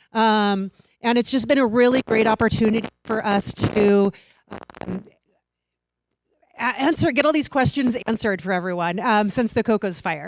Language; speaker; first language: English; native; English